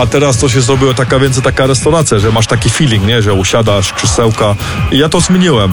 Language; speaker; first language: Polish; early bilingual, heritage; Polish